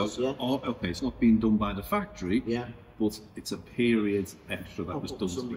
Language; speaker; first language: English; native; English